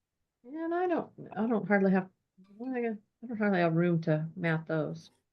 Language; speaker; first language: English; native; English